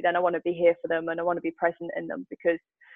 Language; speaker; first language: English; native; English